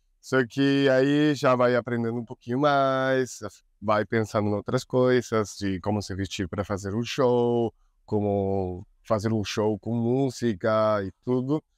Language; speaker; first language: Portuguese; non-native, learner; Spanish